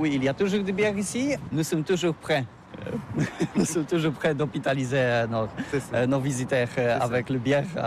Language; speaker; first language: French; non-native, learner; Polish